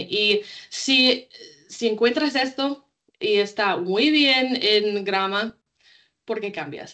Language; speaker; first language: Spanish; non-native, learner; English